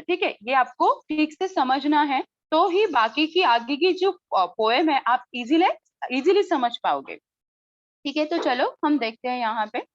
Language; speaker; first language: Hindi; non-native, local second language; Marathi